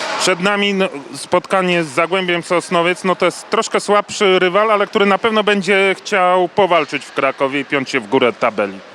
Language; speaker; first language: Polish; native; Polish